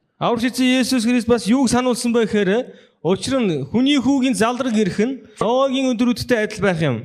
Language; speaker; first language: Mongolian; non-native, fluent; Korean